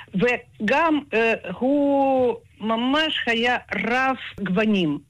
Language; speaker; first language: Hebrew; non-native, fluent; Russian